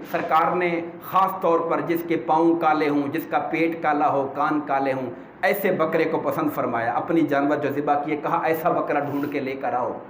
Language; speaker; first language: Urdu; native; Urdu